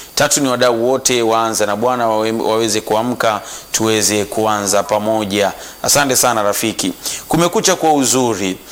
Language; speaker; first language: Swahili; non-native, local second language; Sukuma